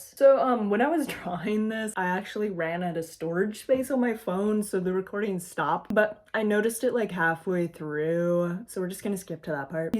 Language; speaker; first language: English; native; English